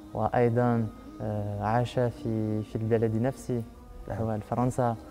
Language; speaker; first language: Arabic; non-native, learner; French